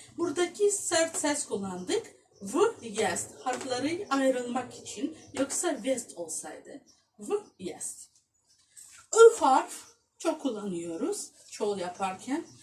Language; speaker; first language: Turkish; non-native, fluent; Russian